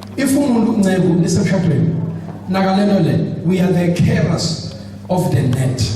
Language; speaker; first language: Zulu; non-native, local second language; Swati